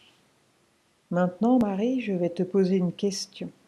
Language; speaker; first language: French; native; French